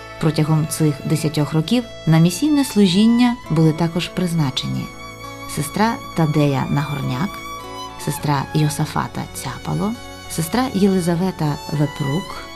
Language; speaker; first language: Ukrainian; native; Ukrainian